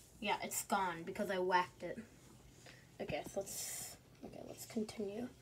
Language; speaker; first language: English; native; English